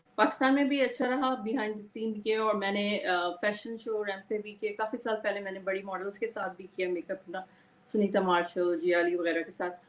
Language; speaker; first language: Urdu; native; Urdu